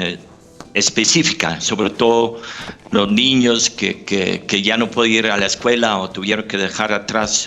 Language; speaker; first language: Spanish; non-native, fluent; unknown